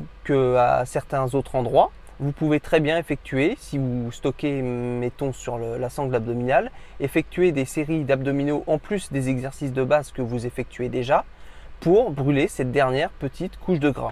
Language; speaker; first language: French; native; French